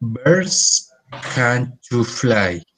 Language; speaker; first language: English; non-native, learner; Spanish